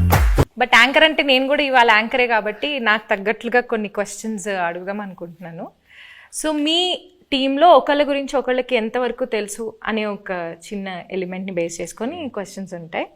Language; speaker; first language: Telugu; native; Telugu